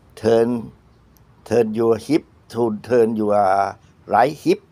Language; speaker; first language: English; non-native, learner; Thai